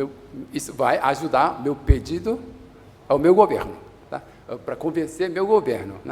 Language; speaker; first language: Portuguese; non-native, fluent; Japanese